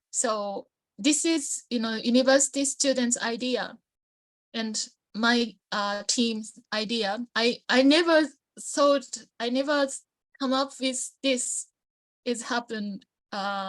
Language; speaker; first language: English; non-native, learner; Japanese